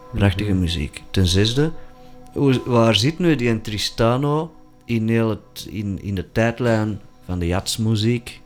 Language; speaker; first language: Dutch; native; Dutch